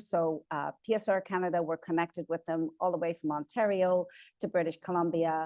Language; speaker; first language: English; native; English